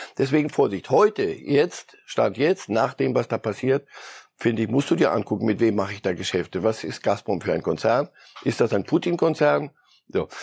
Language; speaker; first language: German; early bilingual, other home language; Polish